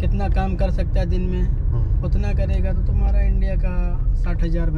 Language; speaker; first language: Hindi; native; Hindi